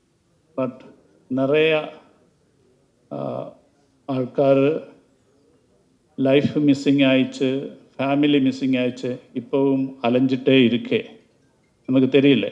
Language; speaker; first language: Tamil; non-native, learner; Malayalam